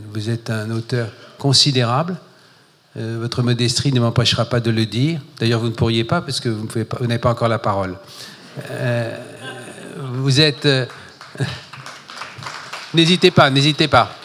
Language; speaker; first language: French; native; French